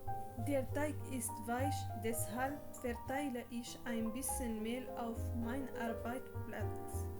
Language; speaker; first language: German; non-native, learner; Arabic